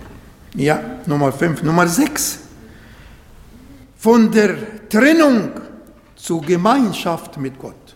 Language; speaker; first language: German; non-native, learner; Arabic